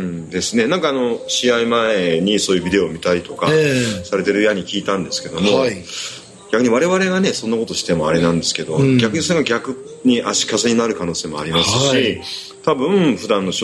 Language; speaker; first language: Japanese; native; Japanese